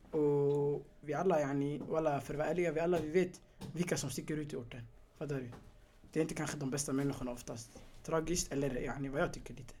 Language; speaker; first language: Swedish; early bilingual, other home language; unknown